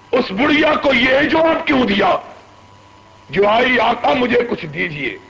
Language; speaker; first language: Urdu; non-native, local second language; Punjabi